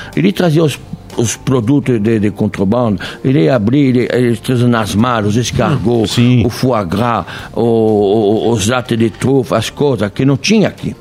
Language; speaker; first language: Portuguese; non-native, fluent; French